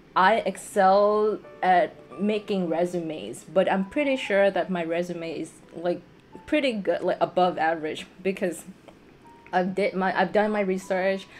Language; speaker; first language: English; non-native, fluent; Vietnamese